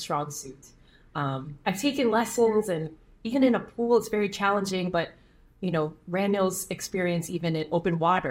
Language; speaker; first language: English; native; English